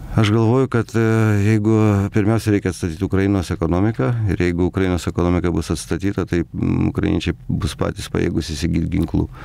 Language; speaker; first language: Lithuanian; native; Lithuanian